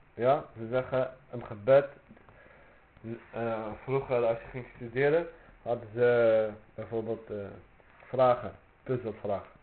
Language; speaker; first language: Dutch; early bilingual, other home language; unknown